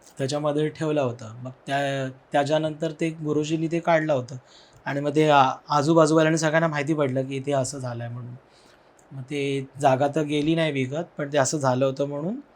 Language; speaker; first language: Marathi; non-native, local second language; Telugu